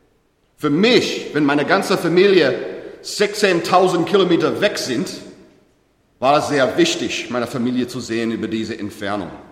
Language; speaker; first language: German; non-native, learner; English